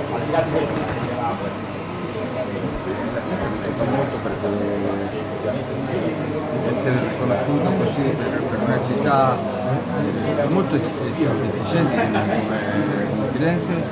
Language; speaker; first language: Italian; non-native, fluent; Spanish